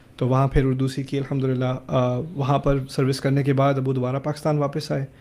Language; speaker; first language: Urdu; early bilingual, other home language; German